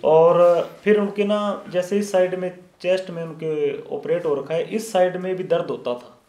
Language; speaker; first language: Hindi; native; Hindi